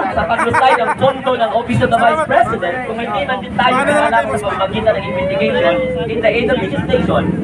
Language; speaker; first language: Filipino; non-native, local second language; Cebuano